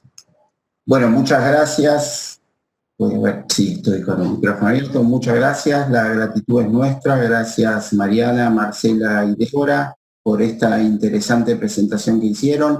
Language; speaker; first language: Spanish; native; Spanish